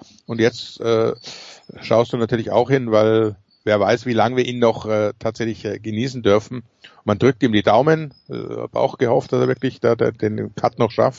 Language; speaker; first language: German; native; German